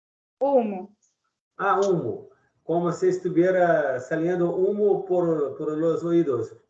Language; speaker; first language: Spanish; non-native, learner; Portuguese